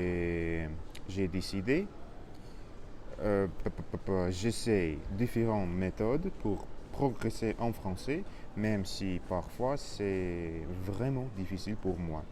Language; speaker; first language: French; non-native, learner; Russian